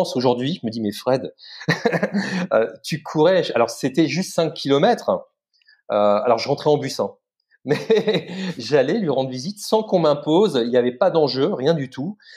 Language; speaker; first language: French; native; French